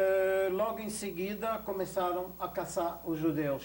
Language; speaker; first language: Portuguese; non-native, fluent; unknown